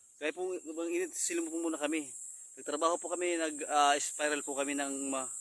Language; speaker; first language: Filipino; non-native, local second language; Bikol